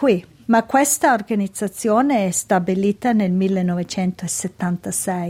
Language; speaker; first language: Italian; early bilingual, heritage; Italian